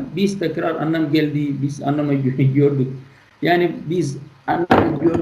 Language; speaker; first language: Turkish; non-native, learner; Kurdish